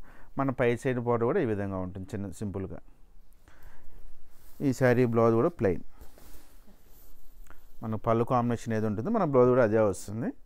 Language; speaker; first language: Telugu; native; Telugu